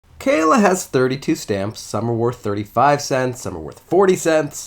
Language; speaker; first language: English; native; English